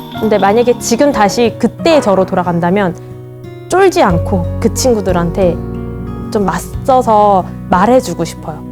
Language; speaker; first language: Korean; native; Korean